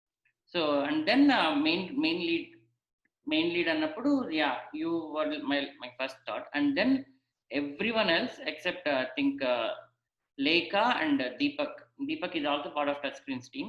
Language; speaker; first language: Telugu; native; Telugu